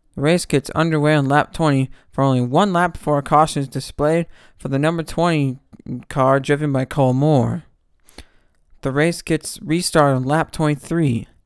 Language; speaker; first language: English; native; English